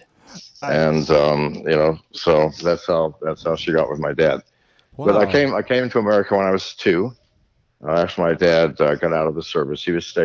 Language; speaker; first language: English; native; English